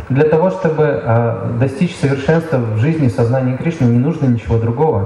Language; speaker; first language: Russian; native; Russian